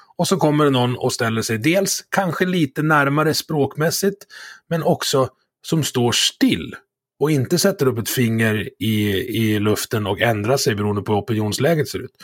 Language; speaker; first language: Swedish; native; Swedish